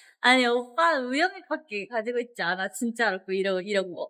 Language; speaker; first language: Korean; non-native, learner; Japanese